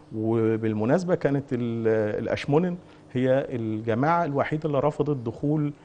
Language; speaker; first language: Arabic; native; Arabic